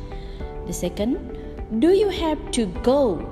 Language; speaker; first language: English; non-native, learner; Indonesian